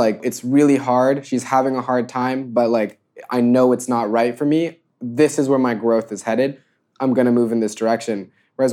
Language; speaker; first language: English; native; English